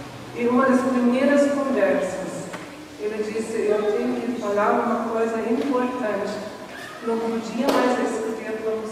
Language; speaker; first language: Portuguese; non-native, fluent; German